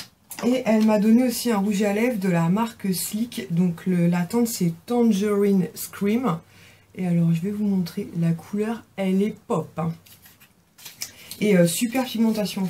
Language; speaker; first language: French; native; French